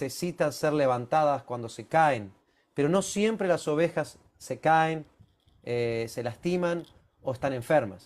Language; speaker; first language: Spanish; native; Spanish